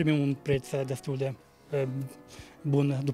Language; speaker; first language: Romanian; non-native, local second language; Hungarian